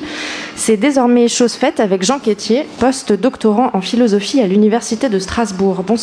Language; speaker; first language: French; native; French